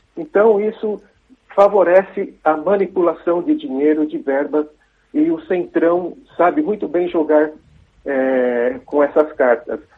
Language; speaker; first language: Portuguese; native; Portuguese